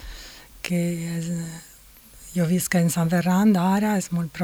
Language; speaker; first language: Catalan; non-native, fluent; Italian